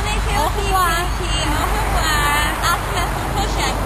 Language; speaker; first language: French; non-native, learner; English